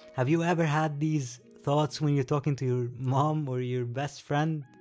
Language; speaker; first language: English; non-native, fluent; Arabic